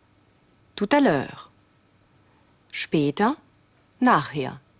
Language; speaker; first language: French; non-native, fluent; German